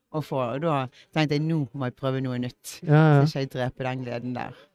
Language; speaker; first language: Norwegian; early bilingual, heritage; English